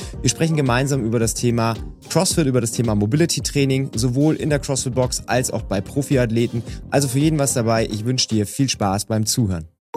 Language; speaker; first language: German; native; German